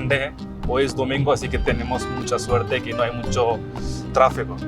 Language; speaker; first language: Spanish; non-native, learner; Hindi